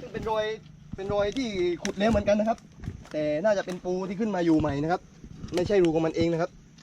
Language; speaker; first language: Thai; native; Thai